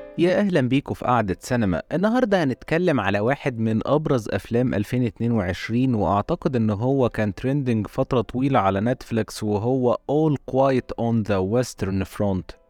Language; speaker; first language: Arabic; native; Arabic